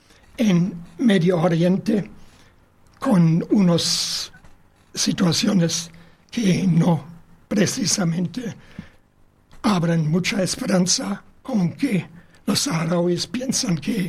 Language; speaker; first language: Spanish; non-native, fluent; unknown